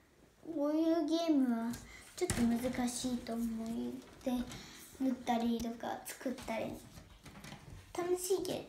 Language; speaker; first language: Japanese; early bilingual, heritage; Japanese